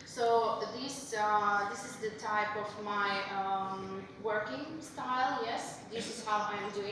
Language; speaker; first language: English; non-native, fluent; Russian